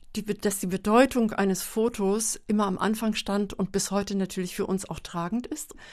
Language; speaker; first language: German; native; German